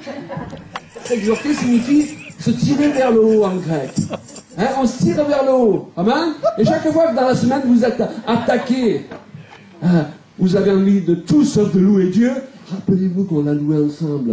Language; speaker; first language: French; native; French